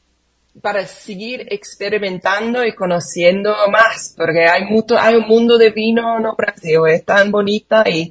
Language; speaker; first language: Portuguese; non-native, fluent; English